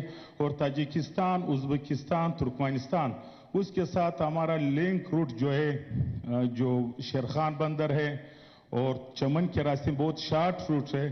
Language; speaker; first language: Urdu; non-native, local second language; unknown